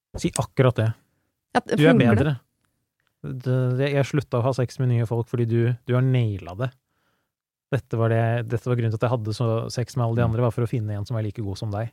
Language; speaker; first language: Norwegian; early bilingual, other home language; Persian